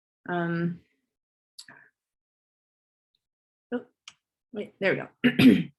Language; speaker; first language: English; native; English